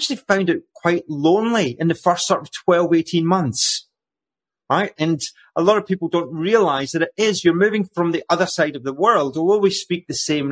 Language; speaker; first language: English; native; English